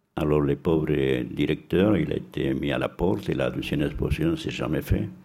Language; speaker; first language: French; non-native, fluent; Spanish